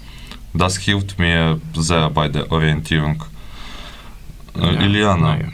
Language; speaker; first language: German; non-native, learner; Ukrainian